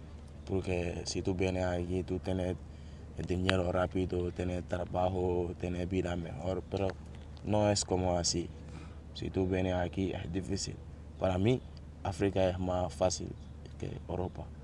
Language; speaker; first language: Spanish; non-native, learner; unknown